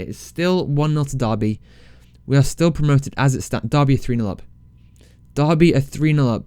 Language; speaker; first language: English; native; English